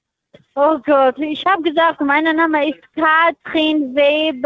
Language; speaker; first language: German; non-native, learner; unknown